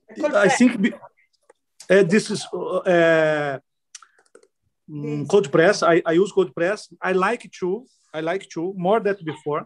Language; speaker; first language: English; non-native, learner; Portuguese